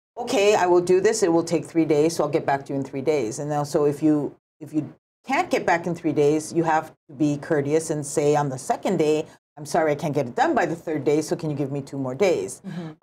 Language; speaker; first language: English; early bilingual, other home language; Japanese